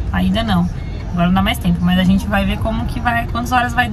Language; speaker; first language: Portuguese; native; Portuguese